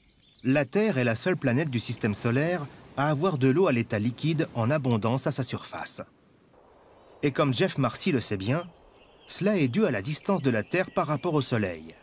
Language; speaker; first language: French; native; French